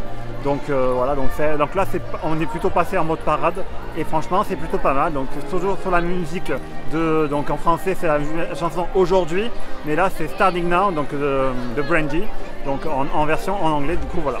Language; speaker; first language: French; native; French